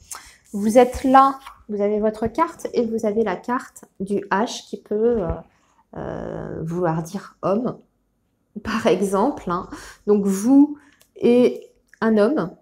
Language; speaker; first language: French; native; French